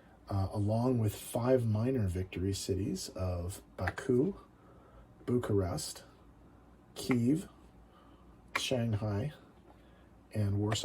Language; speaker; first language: English; native; English